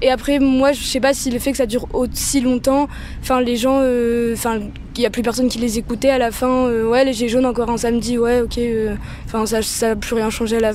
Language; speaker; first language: French; native; French